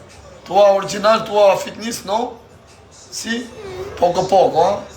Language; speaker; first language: Italian; non-native, learner; Albanian